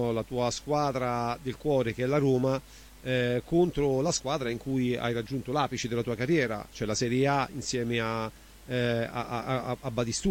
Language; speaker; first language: Italian; native; Italian